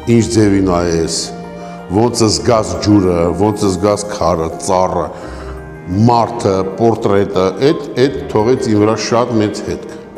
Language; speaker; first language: Armenian; native; Armenian